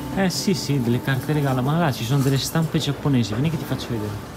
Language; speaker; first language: Italian; native; Italian